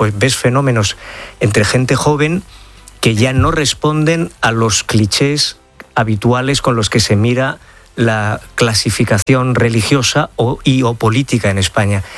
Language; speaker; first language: Spanish; native; Spanish